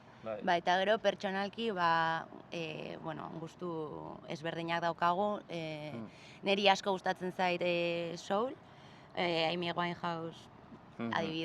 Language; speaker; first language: Basque; non-native, local second language; Spanish